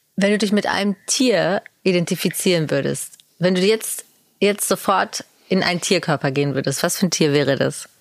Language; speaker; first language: German; native; German